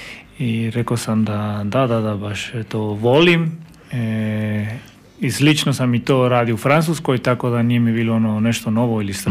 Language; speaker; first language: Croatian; non-native, learner; Spanish